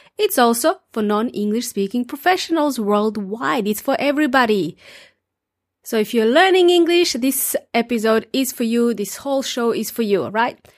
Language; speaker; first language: English; non-native, fluent; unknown